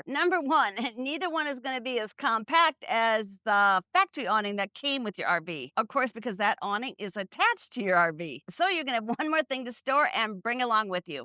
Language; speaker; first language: English; native; English